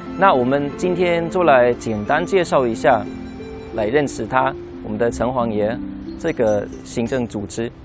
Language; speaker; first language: Chinese; non-native, fluent; German